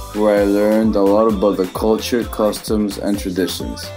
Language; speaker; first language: English; non-native, fluent; Spanish